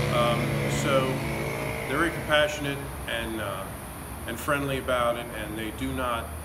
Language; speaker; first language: English; native; English